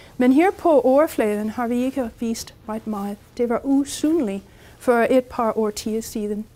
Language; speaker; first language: Danish; non-native, fluent; English